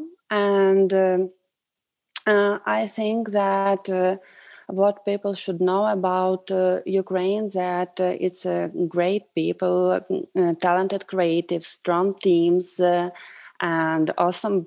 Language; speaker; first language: English; non-native, fluent; Ukrainian